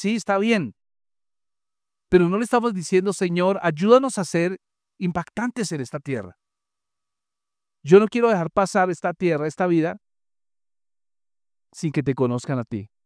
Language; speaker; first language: Spanish; native; Spanish